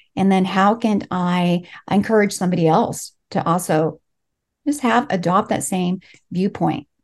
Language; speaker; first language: English; early bilingual, other home language; Spanish